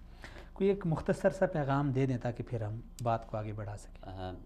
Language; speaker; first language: Urdu; native; Urdu